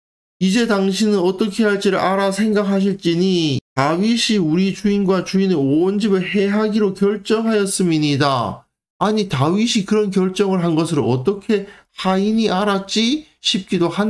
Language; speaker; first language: Korean; native; Korean